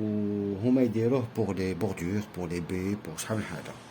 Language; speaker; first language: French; non-native, local second language; Arabic